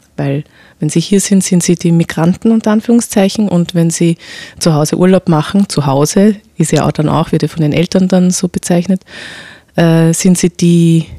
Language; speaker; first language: German; native; German